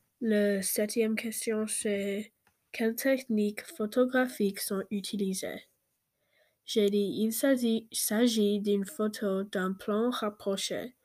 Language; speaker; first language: French; non-native, learner; English